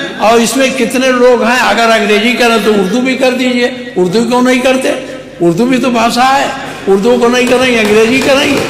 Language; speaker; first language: Hindi; native; Hindi